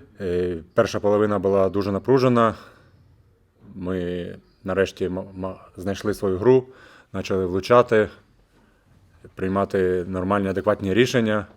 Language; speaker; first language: Ukrainian; native; Ukrainian